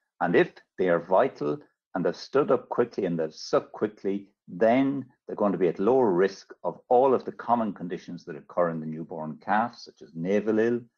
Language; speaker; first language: English; native; English